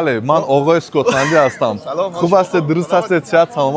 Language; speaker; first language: Persian; native; Persian